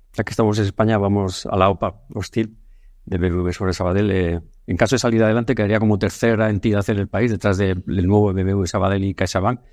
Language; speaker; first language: Spanish; native; Spanish